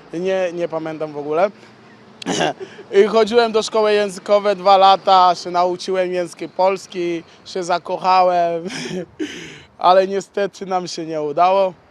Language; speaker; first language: Polish; non-native, learner; Portuguese